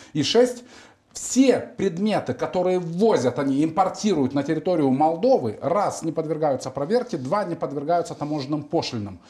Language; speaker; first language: Russian; non-native, local second language; Romanian